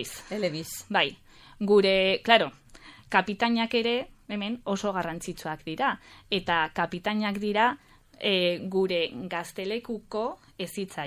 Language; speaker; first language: Basque; non-native, local second language; Spanish